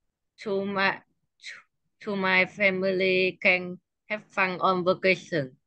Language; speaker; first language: English; non-native, learner; Vietnamese